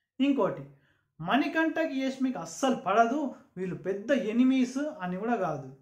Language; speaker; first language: Telugu; non-native, local second language; Urdu